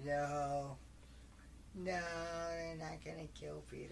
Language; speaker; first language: English; native; English